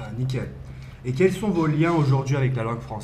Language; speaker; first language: French; non-native, fluent; Turkish